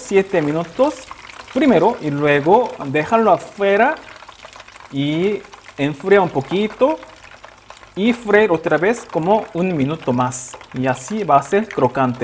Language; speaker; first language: Spanish; non-native, local second language; Korean